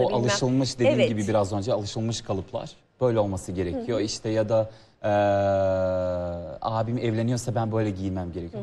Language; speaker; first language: Turkish; non-native, fluent; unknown